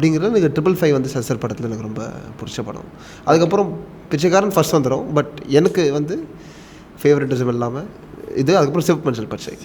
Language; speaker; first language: Tamil; native; Tamil